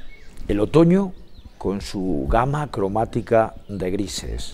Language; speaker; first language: Spanish; native; Spanish